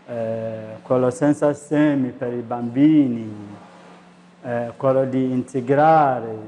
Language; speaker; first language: Italian; non-native, learner; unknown